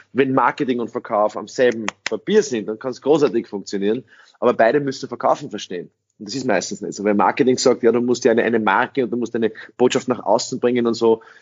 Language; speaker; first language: German; early bilingual, other home language; English